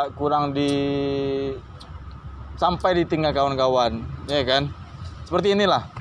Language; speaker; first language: Indonesian; native; Indonesian